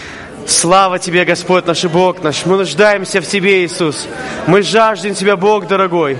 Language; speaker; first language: Russian; native; Russian